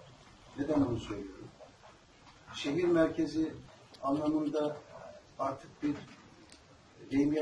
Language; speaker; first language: Turkish; native; Turkish